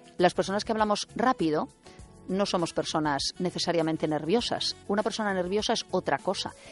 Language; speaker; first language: Spanish; native; Spanish